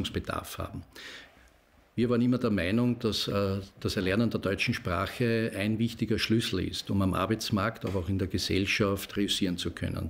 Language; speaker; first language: German; native; German